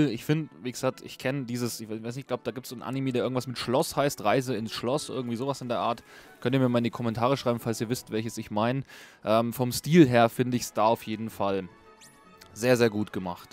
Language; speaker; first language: German; native; German